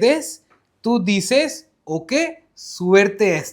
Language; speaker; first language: Spanish; non-native, learner; Hindi